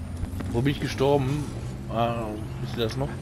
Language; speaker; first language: German; native; German